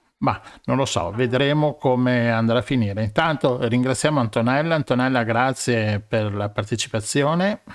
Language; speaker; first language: Italian; native; Italian